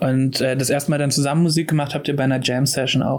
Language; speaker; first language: German; native; German